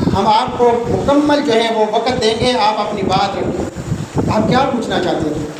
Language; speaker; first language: Urdu; non-native, local second language; Pashto